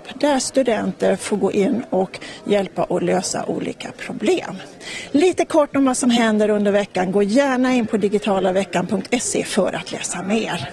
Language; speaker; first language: Swedish; native; Swedish